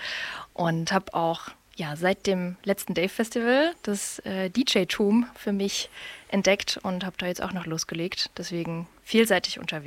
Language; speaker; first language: German; native; German